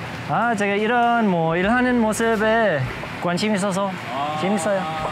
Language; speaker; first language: Korean; non-native, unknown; English